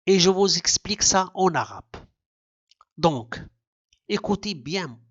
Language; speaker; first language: French; non-native, local second language; Arabic